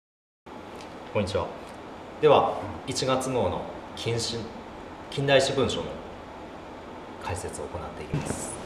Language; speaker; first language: Japanese; native; Japanese